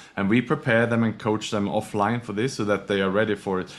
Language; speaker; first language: English; non-native, fluent; Swedish